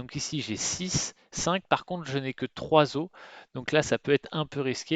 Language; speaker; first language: French; native; French